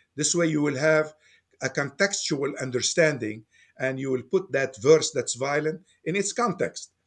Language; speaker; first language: English; non-native, fluent; Arabic